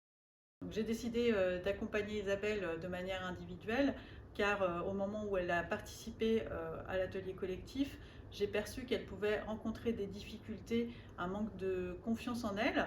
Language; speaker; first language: French; native; French